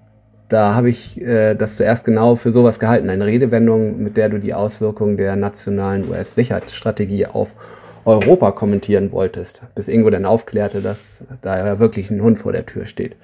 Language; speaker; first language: German; native; German